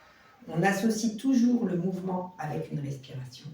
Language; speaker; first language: French; native; French